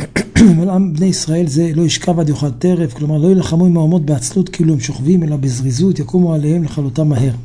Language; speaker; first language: Hebrew; native; Hebrew